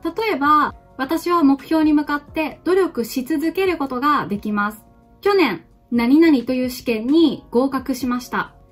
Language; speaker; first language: Japanese; native; Japanese